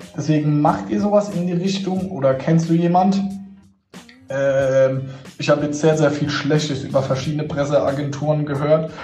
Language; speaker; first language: German; native; German